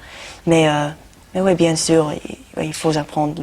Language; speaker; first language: French; non-native, fluent; English